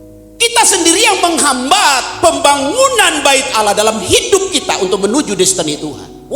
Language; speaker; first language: Indonesian; native; Indonesian